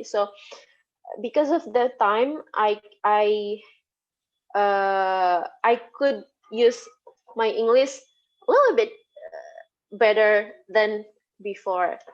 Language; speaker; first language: English; non-native, fluent; Indonesian